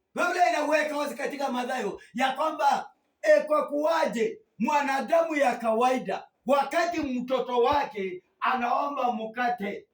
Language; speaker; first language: Swahili; non-native, local second language; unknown